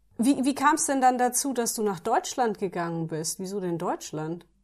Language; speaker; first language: German; native; German